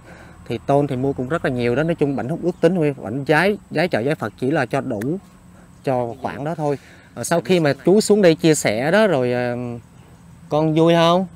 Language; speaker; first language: Vietnamese; native; Vietnamese